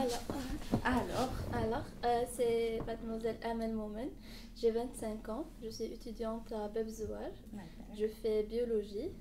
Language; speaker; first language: French; non-native, local second language; Arabic